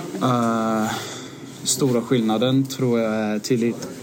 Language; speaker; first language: Swedish; non-native, fluent; Danish